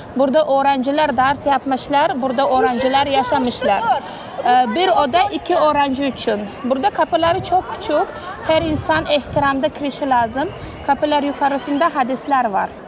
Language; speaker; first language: Turkish; non-native, learner; Uzbek